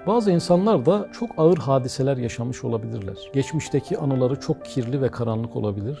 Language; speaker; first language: Turkish; native; Turkish